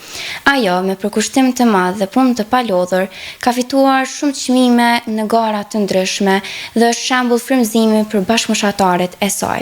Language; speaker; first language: Albanian; native; Albanian